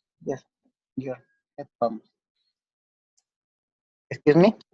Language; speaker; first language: English; non-native, learner; Spanish